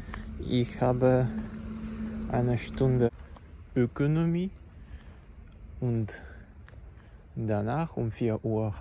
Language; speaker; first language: German; non-native, learner; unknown